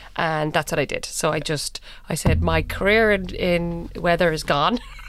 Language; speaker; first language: English; native; English